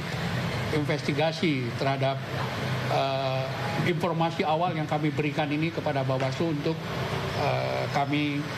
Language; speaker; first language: Indonesian; native; Indonesian